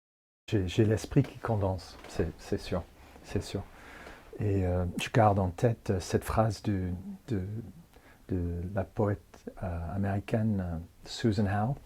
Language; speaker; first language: French; non-native, fluent; English